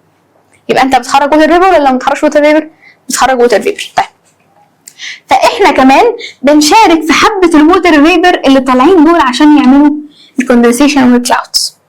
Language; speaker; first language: Arabic; native; Arabic